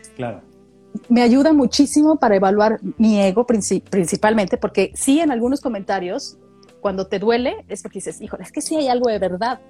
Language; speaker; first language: Spanish; native; Spanish